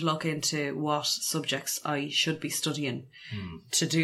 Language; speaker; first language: English; native; English